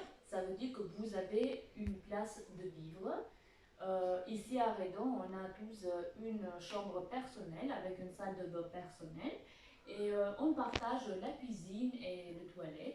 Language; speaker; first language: French; non-native, fluent; Albanian